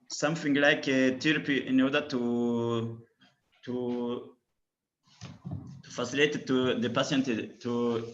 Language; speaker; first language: English; non-native, learner; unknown